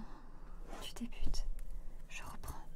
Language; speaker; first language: French; native; French